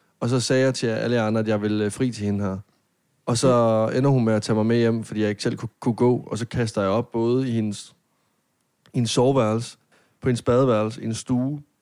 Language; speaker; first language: Danish; native; Danish